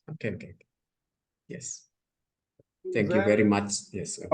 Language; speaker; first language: English; non-native, learner; Indonesian